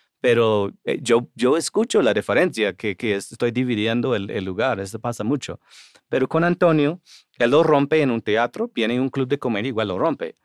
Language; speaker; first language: Spanish; non-native, fluent; English